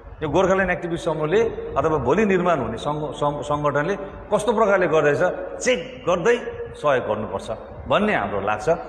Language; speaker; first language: Nepali; native; Nepali